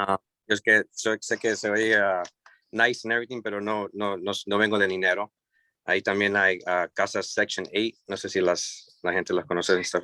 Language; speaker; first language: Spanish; early bilingual, heritage; English